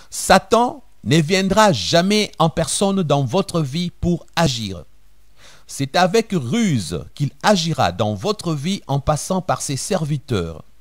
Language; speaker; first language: French; non-native, local second language; Lingala